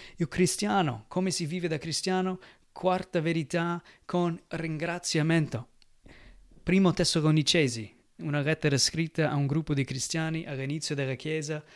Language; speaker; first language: Italian; non-native, fluent; English